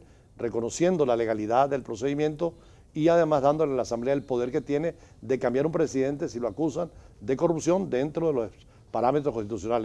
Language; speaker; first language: Spanish; native; Spanish